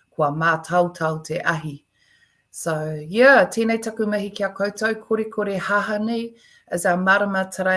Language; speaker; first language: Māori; non-native, local second language; English